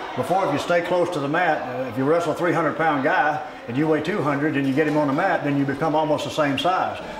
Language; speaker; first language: English; native; English